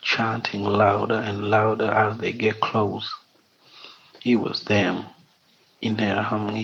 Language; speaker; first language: English; non-native, local second language; Kinyarwanda